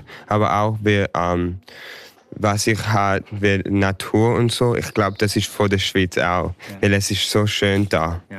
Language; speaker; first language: German; early bilingual, heritage; English